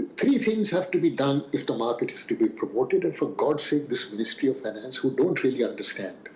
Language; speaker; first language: English; non-native, local second language; Urdu